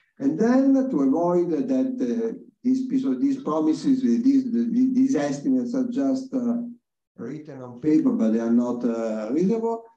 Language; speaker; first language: English; non-native, fluent; Italian